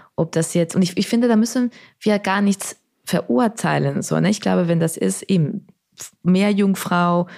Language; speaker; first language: German; non-native, fluent; Spanish